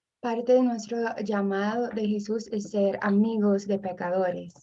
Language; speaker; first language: Spanish; non-native, fluent; English